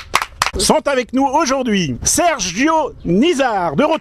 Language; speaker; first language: French; native; French